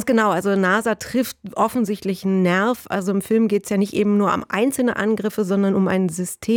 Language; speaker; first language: German; native; German